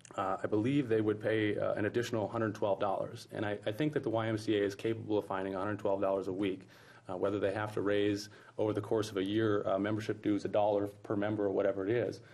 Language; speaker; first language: English; native; English